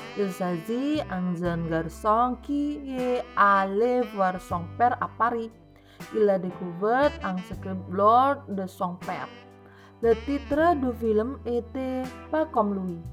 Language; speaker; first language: French; non-native, learner; Indonesian